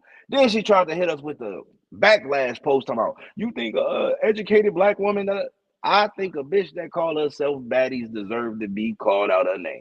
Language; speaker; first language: English; native; English